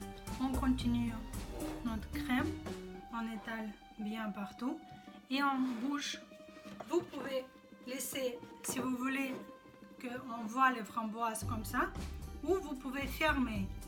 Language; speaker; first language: French; non-native, fluent; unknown